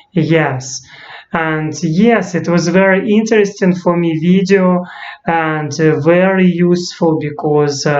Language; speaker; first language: English; non-native, learner; Russian